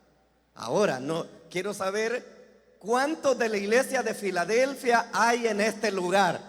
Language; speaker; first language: Spanish; native; Spanish